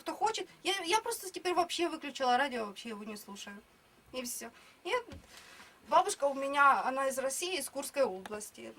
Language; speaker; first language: Russian; native; Russian